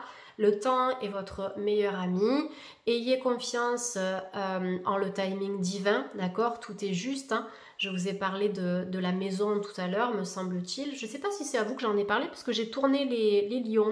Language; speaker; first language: French; native; French